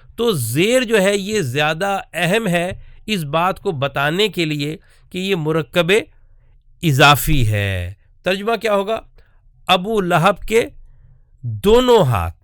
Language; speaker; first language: Urdu; native; Urdu